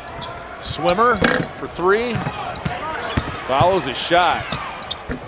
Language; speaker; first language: English; native; English